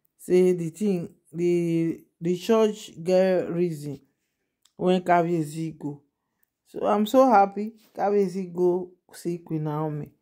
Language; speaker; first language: Nigerian Pidgin; non-native, local second language; Yoruba